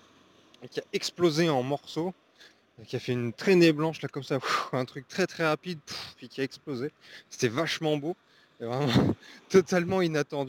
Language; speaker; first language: French; native; French